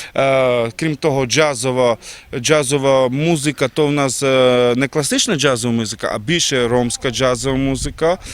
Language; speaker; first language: Ukrainian; non-native, local second language; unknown